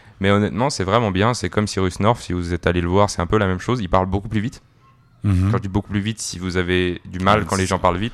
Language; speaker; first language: French; native; French